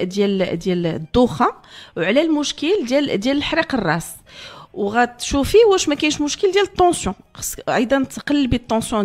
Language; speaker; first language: Arabic; native; Arabic